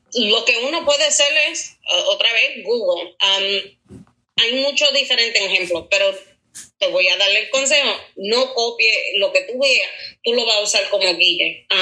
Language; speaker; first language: Spanish; early bilingual, heritage; Spanish